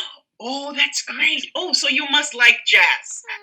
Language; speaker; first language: English; non-native, fluent; Kabuverdianu